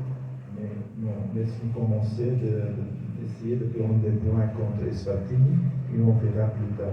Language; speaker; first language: French; non-native, local second language; Dutch